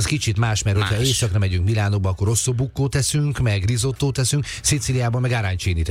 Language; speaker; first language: Hungarian; native; Hungarian